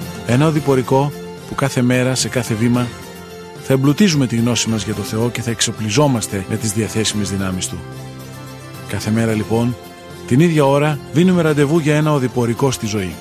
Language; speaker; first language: Greek; native; Greek